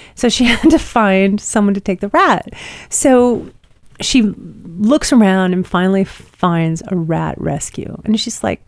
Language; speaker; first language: English; native; English